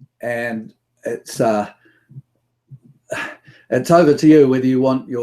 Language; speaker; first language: English; native; English